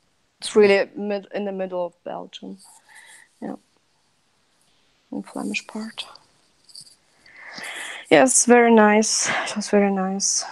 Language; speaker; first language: English; non-native, fluent; Russian